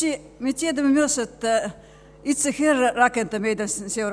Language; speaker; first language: Finnish; non-native, fluent; Russian